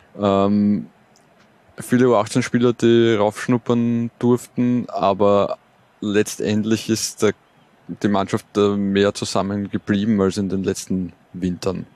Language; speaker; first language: German; native; German